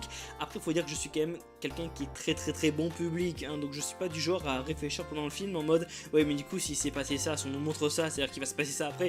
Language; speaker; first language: French; native; French